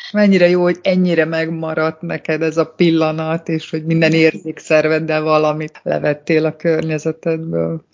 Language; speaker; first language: Hungarian; native; Hungarian